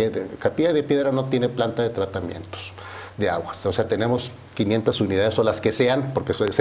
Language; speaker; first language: Spanish; native; Spanish